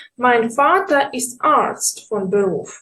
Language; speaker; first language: German; non-native, fluent; Ukrainian